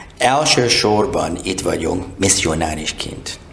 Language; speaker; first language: Hungarian; non-native, learner; English